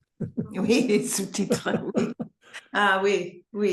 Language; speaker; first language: French; non-native, learner; English